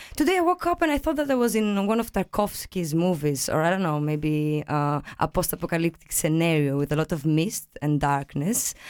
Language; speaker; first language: English; non-native, fluent; Greek